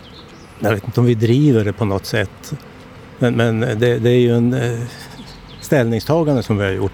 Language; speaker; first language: Swedish; native; Swedish